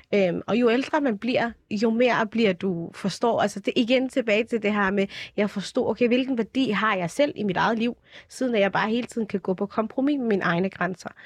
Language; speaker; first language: Danish; early bilingual, other home language; Somali